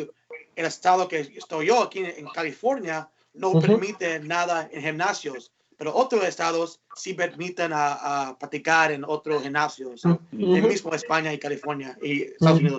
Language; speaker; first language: Spanish; early bilingual, heritage; English